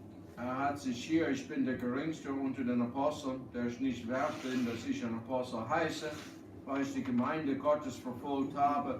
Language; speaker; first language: German; early bilingual, heritage; English